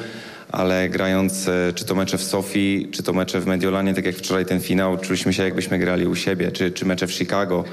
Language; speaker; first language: Polish; native; Polish